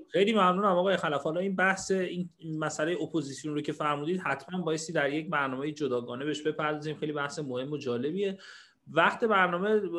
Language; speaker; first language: Persian; native; Persian